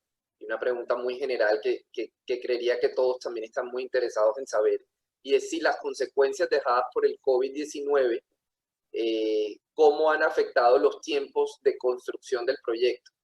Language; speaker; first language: Spanish; native; Spanish